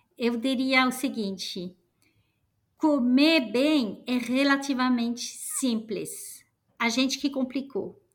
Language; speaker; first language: Portuguese; non-native, fluent; French